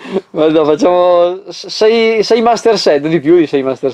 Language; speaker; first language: Italian; native; Italian